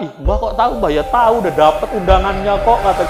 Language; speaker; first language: Indonesian; native; Indonesian